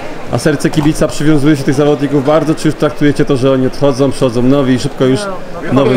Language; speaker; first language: Polish; native; Polish